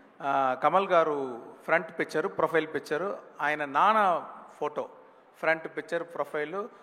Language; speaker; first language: Telugu; non-native, local second language; Tamil